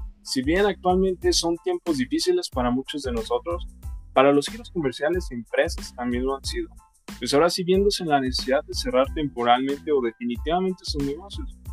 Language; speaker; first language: Spanish; native; Spanish